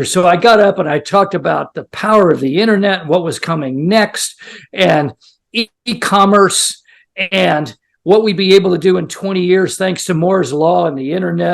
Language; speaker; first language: English; native; English